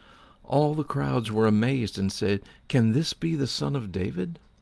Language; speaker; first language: English; native; English